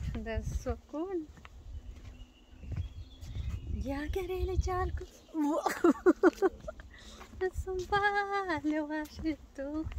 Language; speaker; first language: German; non-native, learner; Amharic